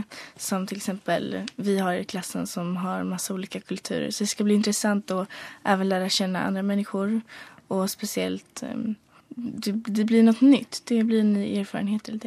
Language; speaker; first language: Swedish; early bilingual, other home language; Polish